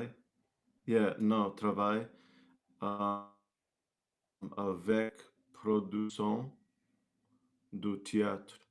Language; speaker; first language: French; non-native, learner; English